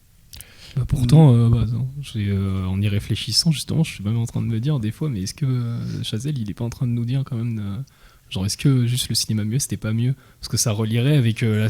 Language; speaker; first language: French; native; French